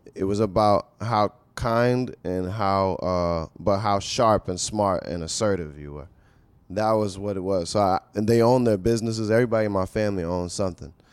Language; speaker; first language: English; native; English